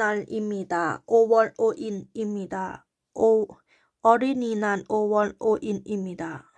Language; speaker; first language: Korean; non-native, learner; Thai